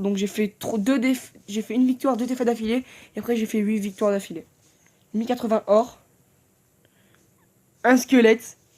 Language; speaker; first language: French; native; French